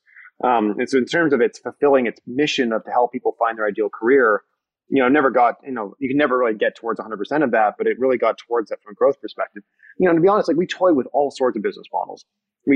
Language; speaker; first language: English; native; English